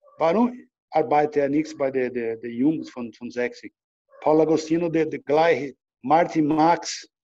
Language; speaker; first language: German; non-native, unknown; Portuguese